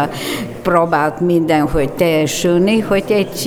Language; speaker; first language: Hungarian; non-native, fluent; Bulgarian